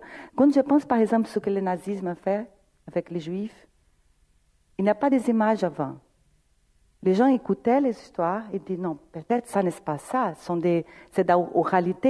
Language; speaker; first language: French; non-native, fluent; Portuguese